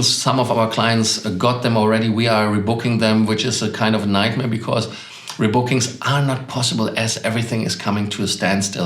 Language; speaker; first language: English; non-native, fluent; German